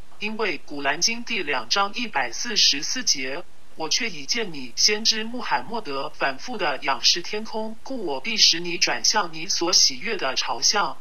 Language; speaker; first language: Chinese; non-native, local second language; Cantonese